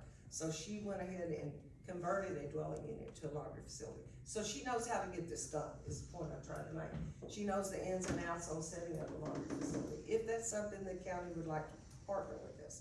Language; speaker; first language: English; native; English